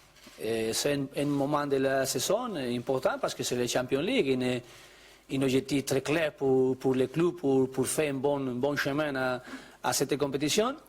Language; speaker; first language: French; non-native, learner; Spanish